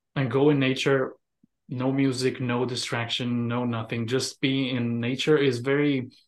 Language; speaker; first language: English; non-native, fluent; Romanian